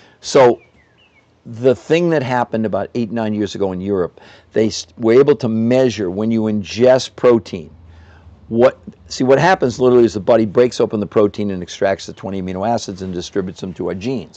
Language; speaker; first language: English; native; English